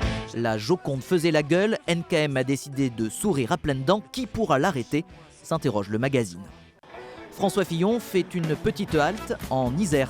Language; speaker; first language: French; native; French